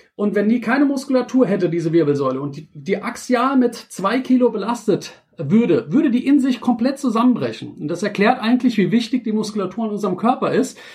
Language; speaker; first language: German; native; German